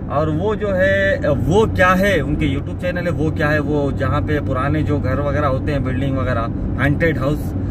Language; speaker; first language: Hindi; native; Hindi